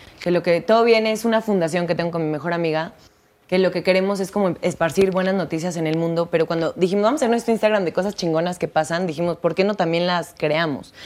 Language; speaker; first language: Spanish; native; Spanish